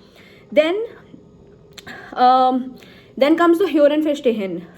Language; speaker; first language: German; non-native, learner; Punjabi